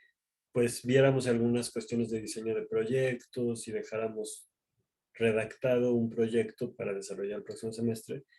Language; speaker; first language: Spanish; native; Spanish